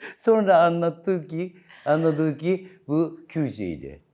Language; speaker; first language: Turkish; non-native, learner; Japanese